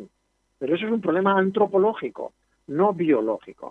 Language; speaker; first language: Spanish; native; Spanish